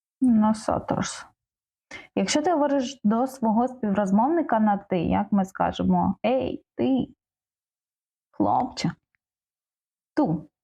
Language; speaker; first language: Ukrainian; native; Ukrainian